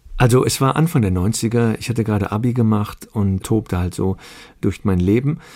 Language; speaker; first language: German; early bilingual, other home language; Turkish